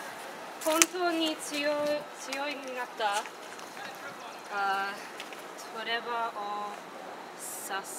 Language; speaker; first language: Japanese; non-native, learner; English